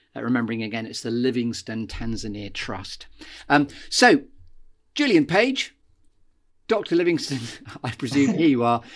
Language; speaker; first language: English; native; English